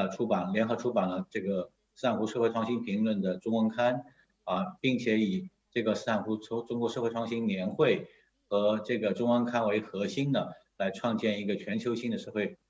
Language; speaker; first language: Chinese; native; Chinese